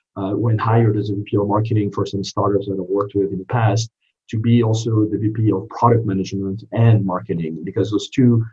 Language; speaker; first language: English; non-native, fluent; French